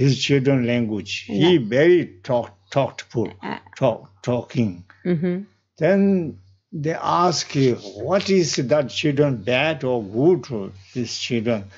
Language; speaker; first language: English; non-native, learner; Tibetan